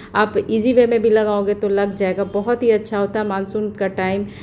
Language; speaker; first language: Hindi; native; Hindi